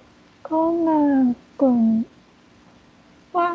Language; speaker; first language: Japanese; non-native, learner; Chinese